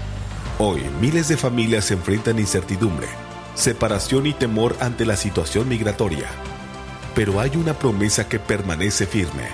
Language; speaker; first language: Spanish; native; Spanish